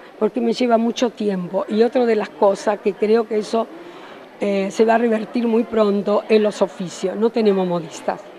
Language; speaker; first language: Spanish; early bilingual, other home language; Italian